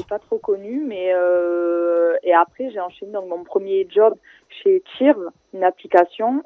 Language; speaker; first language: French; native; French